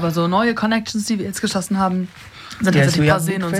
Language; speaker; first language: German; native; German